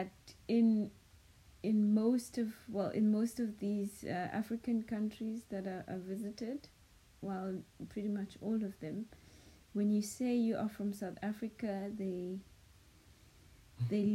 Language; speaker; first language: English; non-native, local second language; Northern Sotho